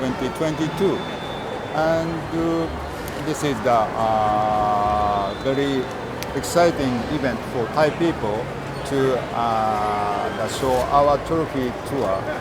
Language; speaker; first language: English; non-native, learner; Thai